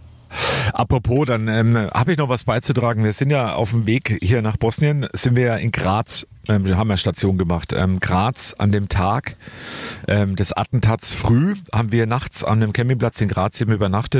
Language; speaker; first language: German; native; German